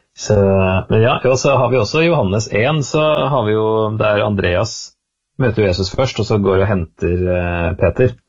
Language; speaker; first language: Norwegian; native; Norwegian